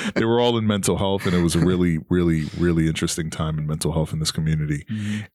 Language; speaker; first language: English; native; English